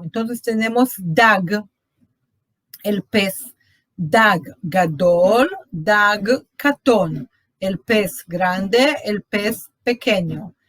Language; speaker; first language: Spanish; non-native, fluent; Portuguese